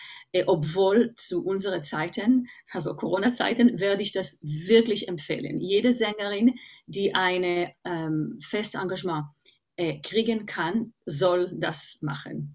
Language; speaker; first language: German; non-native, fluent; Hebrew